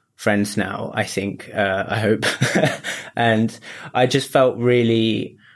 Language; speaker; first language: English; early bilingual, other home language; Japanese